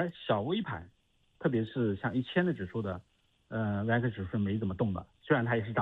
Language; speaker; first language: Chinese; native; Chinese